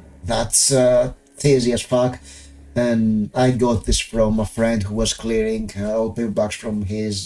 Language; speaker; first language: English; non-native, fluent; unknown